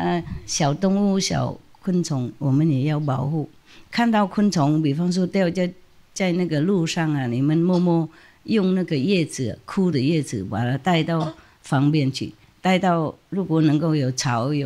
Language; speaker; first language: Chinese; non-native, fluent; Vietnamese